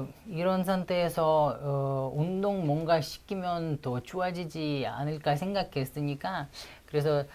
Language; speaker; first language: Korean; non-native, fluent; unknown